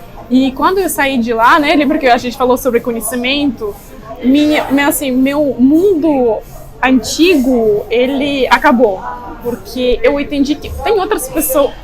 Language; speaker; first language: Portuguese; non-native, fluent; Russian